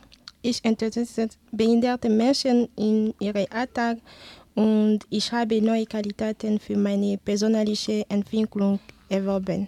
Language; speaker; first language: German; non-native, learner; Ewe